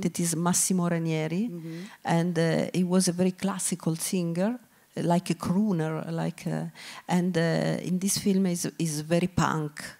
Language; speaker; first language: English; non-native, learner; Italian